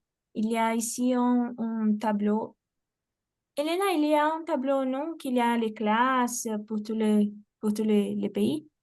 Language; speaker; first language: French; non-native, fluent; Portuguese